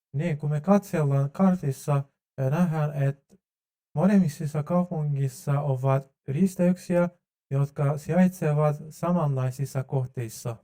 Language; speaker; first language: Finnish; non-native, learner; Turkish